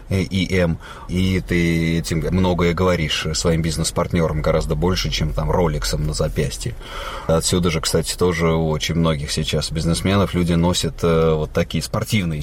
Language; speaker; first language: Russian; native; Russian